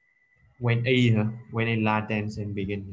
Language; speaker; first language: English; non-native, learner; Vietnamese